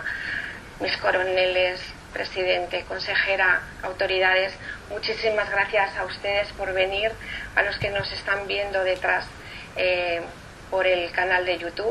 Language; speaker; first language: Spanish; native; Spanish